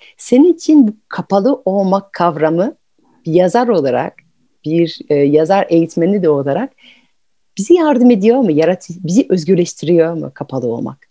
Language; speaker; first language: Turkish; non-native, fluent; French